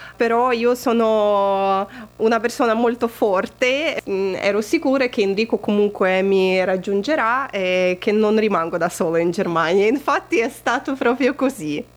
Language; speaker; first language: Italian; non-native, fluent; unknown